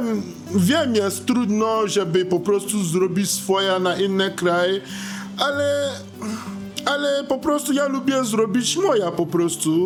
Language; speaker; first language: Polish; non-native, learner; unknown